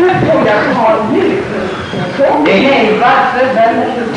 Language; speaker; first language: Swedish; non-native, learner; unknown